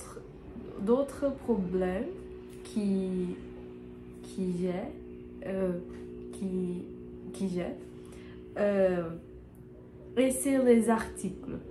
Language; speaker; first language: French; non-native, learner; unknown